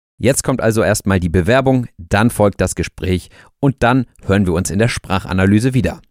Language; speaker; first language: German; native; German